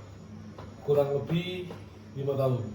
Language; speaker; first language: Indonesian; native; Indonesian